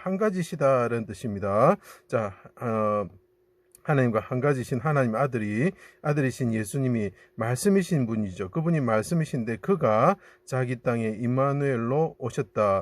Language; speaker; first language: Korean; native; Korean